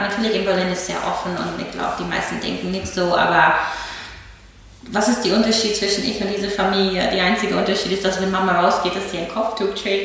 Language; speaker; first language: German; non-native, fluent; English